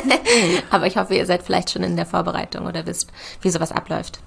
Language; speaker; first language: German; native; German